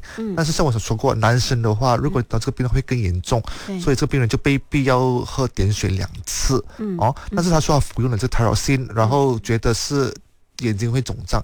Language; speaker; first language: Chinese; native; Chinese